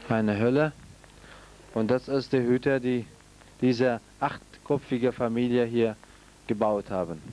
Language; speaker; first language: German; non-native, fluent; Central Kurdish